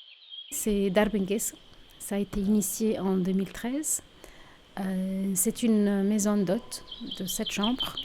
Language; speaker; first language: French; non-native, local second language; Arabic